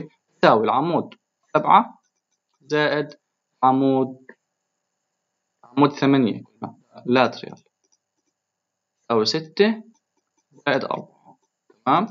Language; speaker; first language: Arabic; native; Arabic